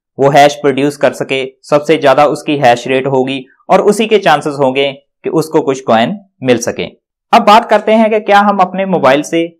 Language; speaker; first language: Hindi; non-native, local second language; Punjabi